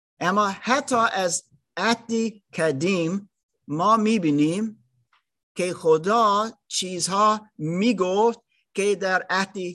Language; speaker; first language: Persian; non-native, learner; German